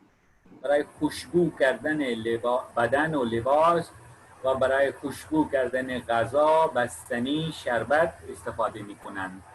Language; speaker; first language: Persian; non-native, fluent; Urdu